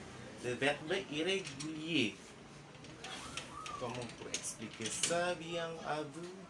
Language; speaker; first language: French; non-native, learner; Indonesian